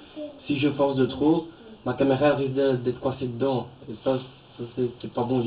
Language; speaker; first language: French; native; French